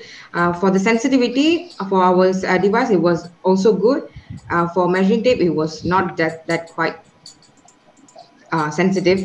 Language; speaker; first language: English; non-native, local second language; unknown